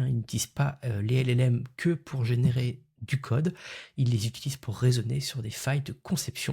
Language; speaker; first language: French; native; French